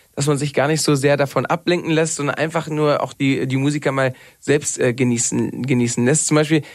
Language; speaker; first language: German; non-native, fluent; Spanish